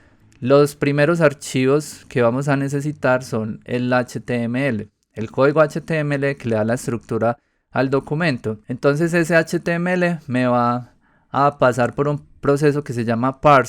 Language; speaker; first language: Spanish; native; Spanish